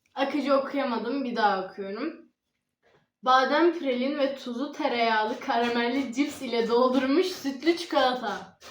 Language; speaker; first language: Turkish; native; Turkish